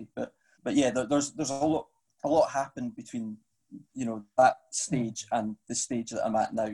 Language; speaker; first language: English; native; English